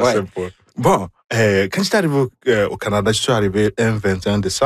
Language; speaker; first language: French; non-native, fluent; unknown